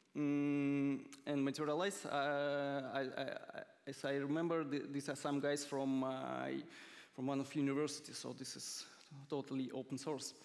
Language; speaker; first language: English; non-native, fluent; Russian